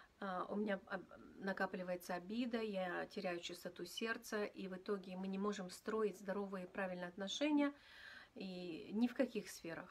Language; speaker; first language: Russian; native; Russian